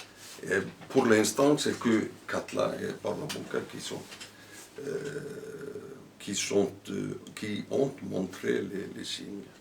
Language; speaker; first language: French; non-native, fluent; Icelandic